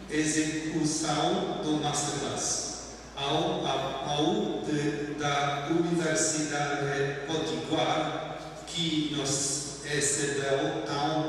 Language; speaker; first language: Portuguese; non-native, learner; English